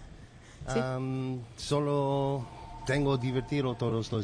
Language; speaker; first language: Spanish; non-native, learner; English